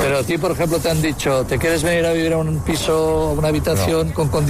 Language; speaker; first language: Spanish; native; Spanish